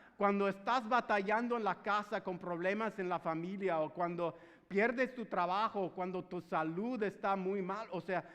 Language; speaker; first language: Spanish; non-native, fluent; English